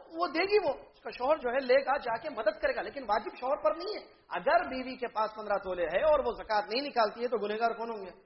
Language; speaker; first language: Urdu; native; Urdu